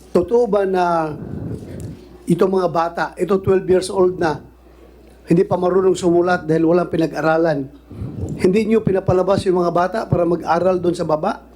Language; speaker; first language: Filipino; non-native, local second language; Cebuano